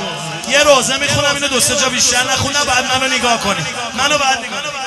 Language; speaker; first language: Persian; native; Persian